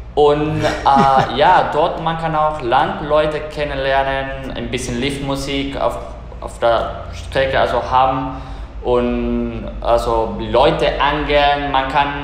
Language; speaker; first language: German; non-native, fluent; Spanish